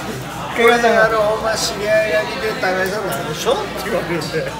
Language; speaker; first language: Japanese; native; Japanese